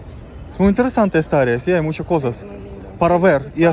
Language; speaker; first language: Spanish; non-native, learner; Russian